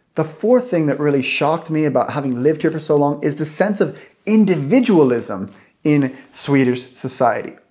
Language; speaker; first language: English; native; English